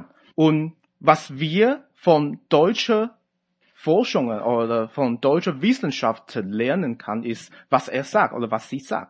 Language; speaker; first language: German; non-native, fluent; Chinese